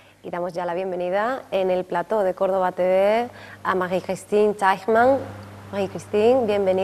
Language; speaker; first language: Spanish; native; Spanish